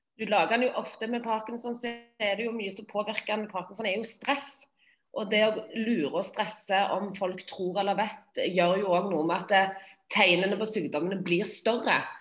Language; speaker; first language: Norwegian; native; Norwegian